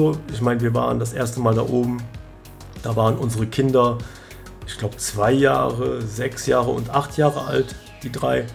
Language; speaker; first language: German; native; German